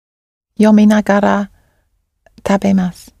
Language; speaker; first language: Japanese; non-native, learner; English